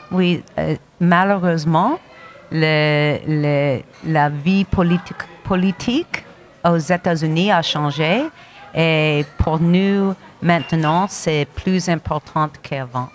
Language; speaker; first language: French; non-native, learner; English